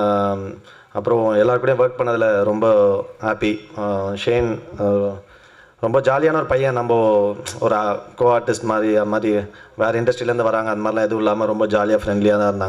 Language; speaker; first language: Tamil; native; Tamil